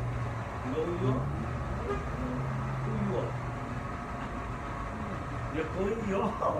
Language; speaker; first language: English; native; English